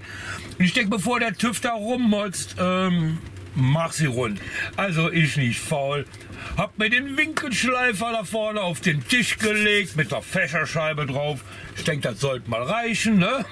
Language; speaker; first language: German; native; German